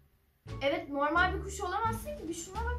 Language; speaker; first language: Turkish; native; Turkish